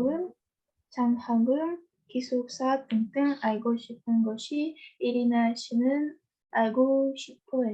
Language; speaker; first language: Korean; non-native, learner; Russian